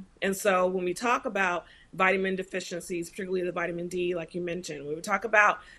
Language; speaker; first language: English; native; English